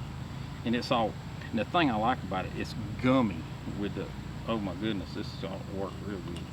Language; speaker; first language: English; native; English